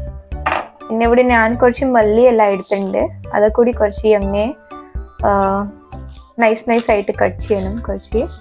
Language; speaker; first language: Malayalam; non-native, fluent; Hindi